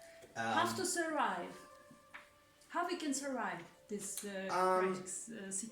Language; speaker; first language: English; non-native, learner; Hungarian